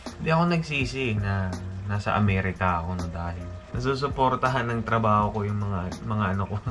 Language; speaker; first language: Filipino; native; Filipino